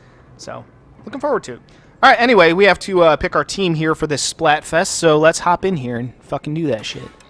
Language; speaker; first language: English; native; English